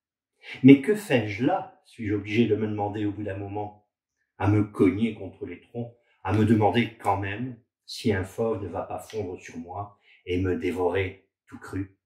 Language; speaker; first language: French; native; French